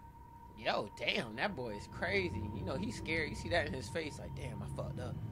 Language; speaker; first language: English; native; English